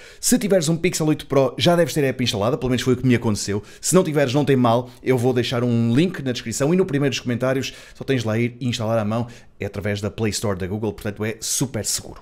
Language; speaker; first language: Portuguese; native; Portuguese